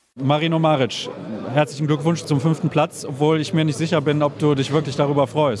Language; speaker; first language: German; native; German